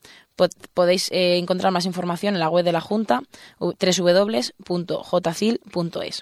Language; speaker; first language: Spanish; native; Spanish